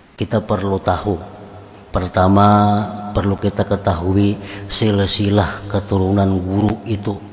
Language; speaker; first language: Indonesian; non-native, local second language; Banjar